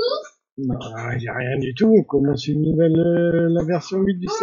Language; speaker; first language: French; native; French